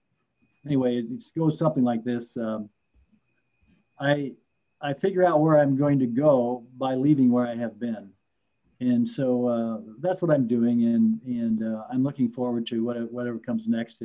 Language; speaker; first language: English; native; English